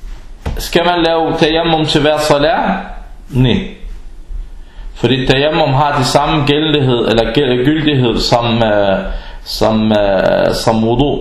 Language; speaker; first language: Danish; early bilingual, other home language; Arabic